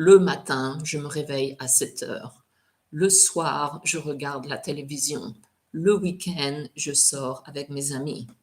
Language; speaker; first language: French; non-native, fluent; English